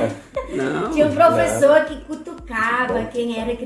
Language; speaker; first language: Portuguese; non-native, fluent; German